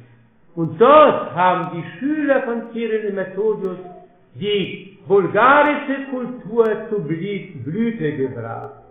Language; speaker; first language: German; non-native, fluent; Polish